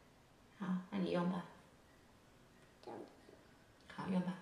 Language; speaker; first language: Chinese; native; Chinese